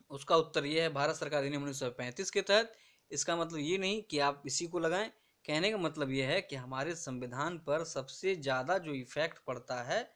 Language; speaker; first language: Hindi; native; Hindi